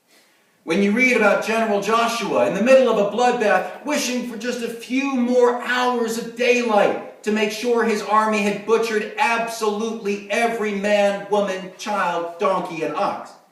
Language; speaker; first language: English; native; English